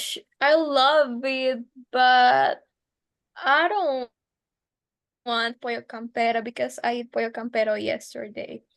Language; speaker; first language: English; non-native, learner; Spanish